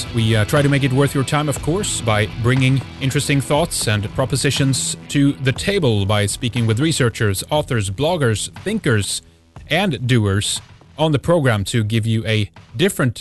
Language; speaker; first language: English; non-native, fluent; Swedish